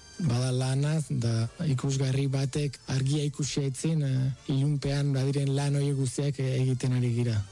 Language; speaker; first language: Basque; non-native, fluent; Spanish